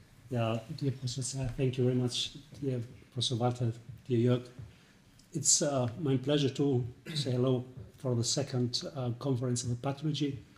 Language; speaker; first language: English; non-native, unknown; Albanian